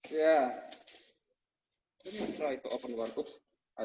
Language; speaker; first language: English; non-native, fluent; Indonesian